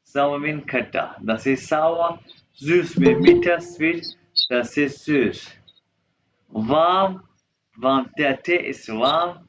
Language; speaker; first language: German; non-native, fluent; Urdu